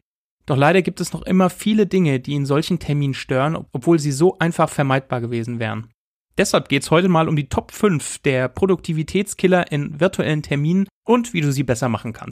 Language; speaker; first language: German; native; German